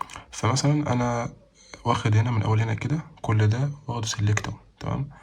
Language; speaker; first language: Arabic; native; Arabic